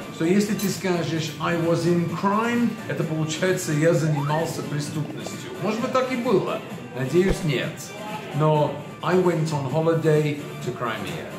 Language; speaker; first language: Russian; non-native, fluent; English